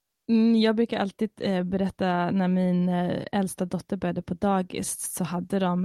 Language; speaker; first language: Swedish; native; Swedish